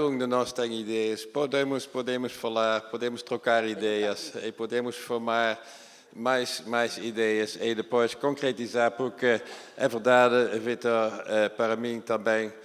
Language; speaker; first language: Portuguese; non-native, fluent; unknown